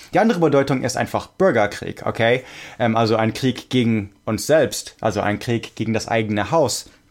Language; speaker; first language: German; non-native, fluent; English